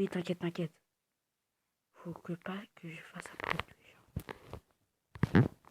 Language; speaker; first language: French; native; French